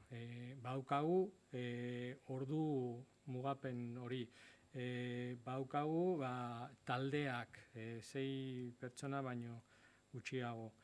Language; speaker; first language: Basque; non-native, local second language; Spanish